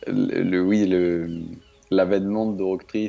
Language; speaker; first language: French; native; French